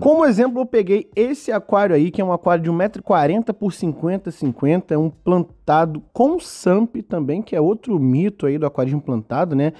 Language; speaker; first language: Portuguese; native; Portuguese